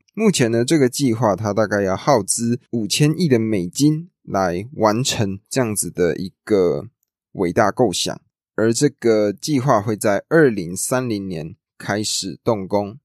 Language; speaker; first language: Chinese; native; Chinese